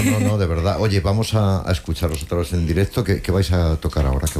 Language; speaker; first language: Spanish; native; Spanish